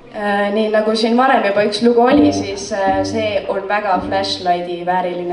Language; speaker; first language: Estonian; native; Estonian